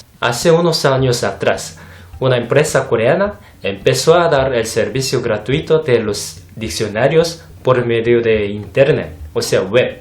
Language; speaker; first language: Spanish; non-native, fluent; Korean